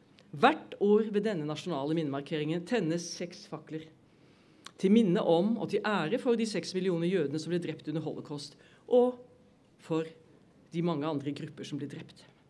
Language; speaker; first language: Norwegian; native; Norwegian